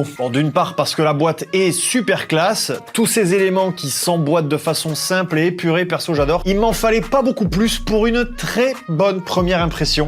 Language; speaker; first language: French; native; French